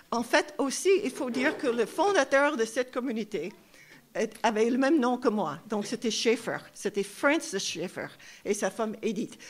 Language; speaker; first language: French; non-native, fluent; English